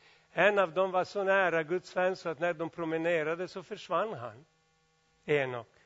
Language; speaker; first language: Swedish; non-native, fluent; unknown